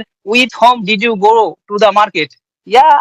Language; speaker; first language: English; non-native, learner; Bangla